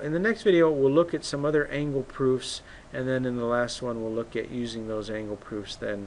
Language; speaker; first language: English; native; English